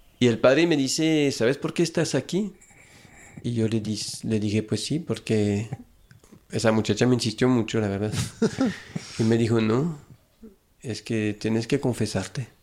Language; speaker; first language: Spanish; non-native, fluent; French